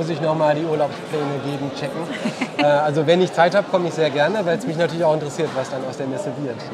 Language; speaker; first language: German; native; German